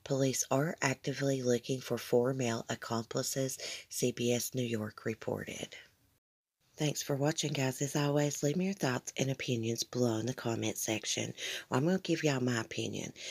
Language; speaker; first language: English; native; English